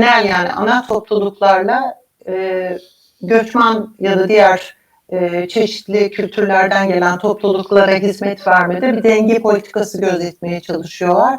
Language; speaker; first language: Turkish; native; Turkish